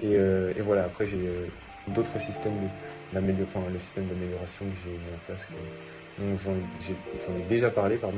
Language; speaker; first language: French; native; French